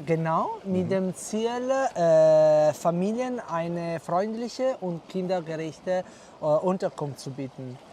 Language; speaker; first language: German; non-native, fluent; Italian